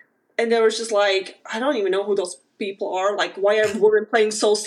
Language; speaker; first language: English; non-native, fluent; Slovak